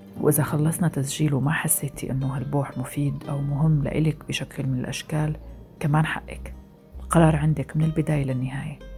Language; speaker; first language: Arabic; native; Arabic